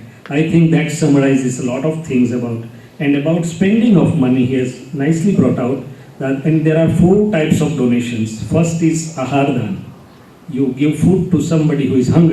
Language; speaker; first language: English; non-native, local second language; Gujarati